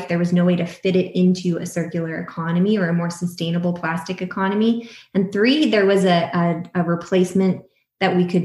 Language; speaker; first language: English; native; English